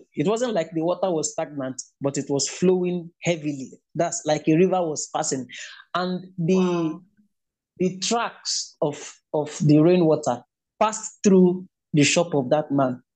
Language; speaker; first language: English; non-native, local second language; Igbo